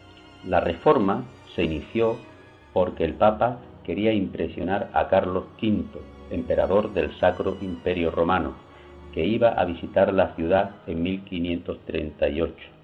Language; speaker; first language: Spanish; native; Spanish